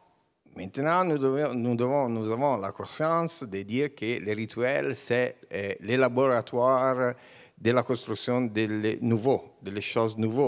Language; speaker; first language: French; non-native, learner; Italian